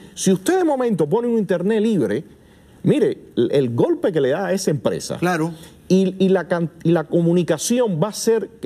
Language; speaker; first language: Spanish; native; Spanish